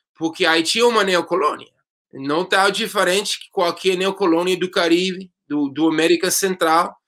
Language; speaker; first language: Portuguese; non-native, fluent; English